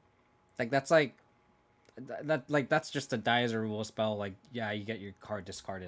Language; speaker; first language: English; native; English